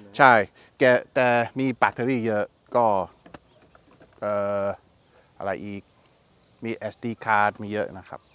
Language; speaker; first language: Thai; non-native, learner; English